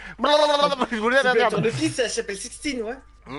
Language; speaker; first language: French; native; French